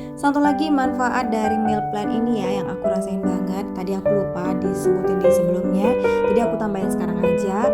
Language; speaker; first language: Indonesian; native; Indonesian